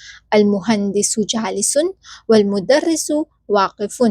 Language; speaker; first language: Arabic; non-native, learner; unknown